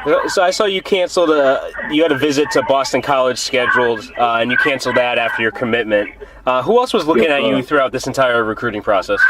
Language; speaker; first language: English; native; English